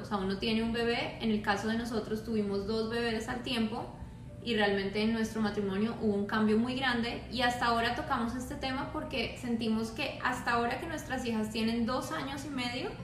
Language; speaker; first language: Spanish; native; Spanish